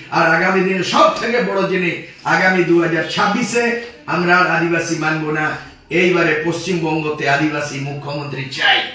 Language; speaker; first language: Bangla; non-native, local second language; Santali